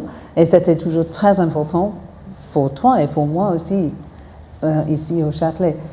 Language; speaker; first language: French; non-native, fluent; English